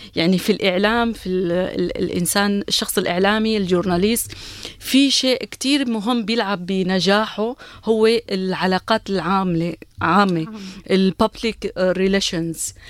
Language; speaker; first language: Arabic; non-native, local second language; Kurdish